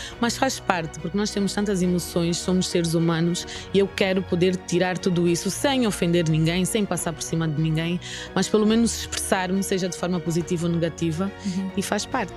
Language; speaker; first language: Portuguese; native; Portuguese